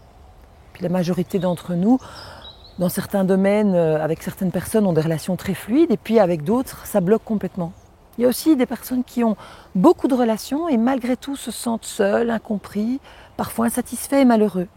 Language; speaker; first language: French; native; French